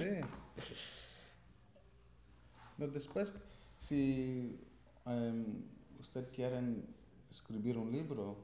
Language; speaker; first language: Spanish; non-native, fluent; English